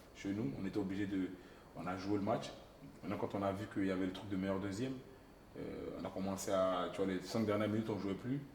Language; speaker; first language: French; early bilingual, other home language; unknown